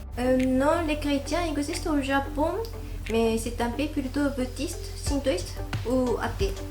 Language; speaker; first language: French; non-native, fluent; Japanese